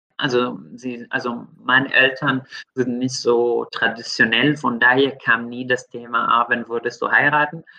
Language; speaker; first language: German; non-native, fluent; Arabic